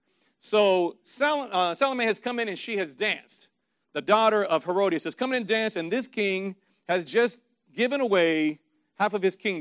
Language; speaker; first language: English; native; English